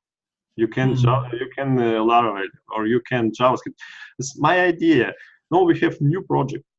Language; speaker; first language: English; non-native, learner; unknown